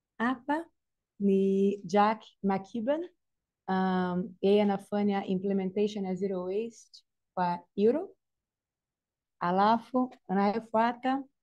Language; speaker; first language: Swahili; non-native, fluent; Portuguese